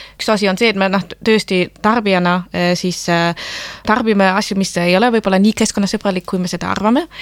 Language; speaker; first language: Estonian; non-native, fluent; German